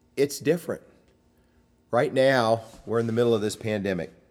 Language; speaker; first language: English; native; English